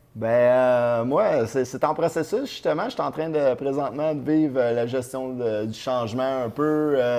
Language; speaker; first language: French; native; French